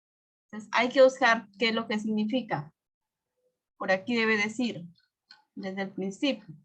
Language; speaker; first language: Spanish; native; Spanish